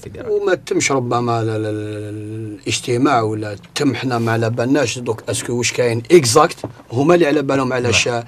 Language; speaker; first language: Arabic; native; Arabic